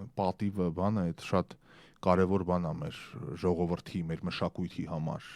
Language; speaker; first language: Armenian; early bilingual, heritage; Armenian